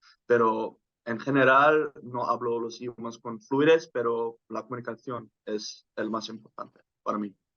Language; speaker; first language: Spanish; non-native, fluent; Dutch